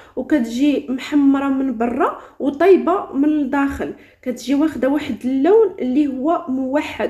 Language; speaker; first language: Arabic; native; Arabic